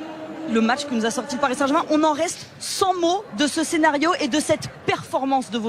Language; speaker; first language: French; native; French